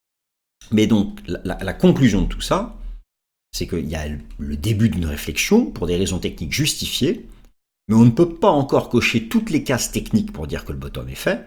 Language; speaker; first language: French; native; French